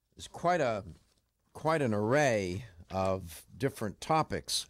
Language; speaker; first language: English; native; English